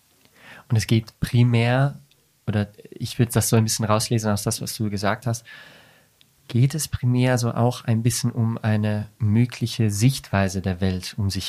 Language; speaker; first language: German; native; German